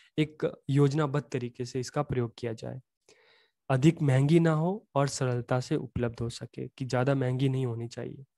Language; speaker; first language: Hindi; native; Hindi